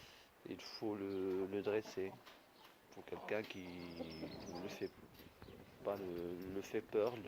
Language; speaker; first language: French; non-native, fluent; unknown